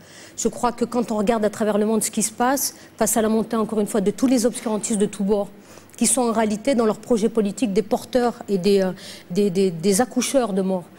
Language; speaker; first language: French; native; French